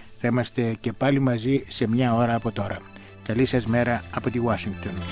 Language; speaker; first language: Greek; native; Greek